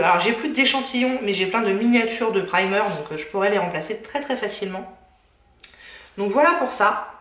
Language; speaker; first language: French; native; French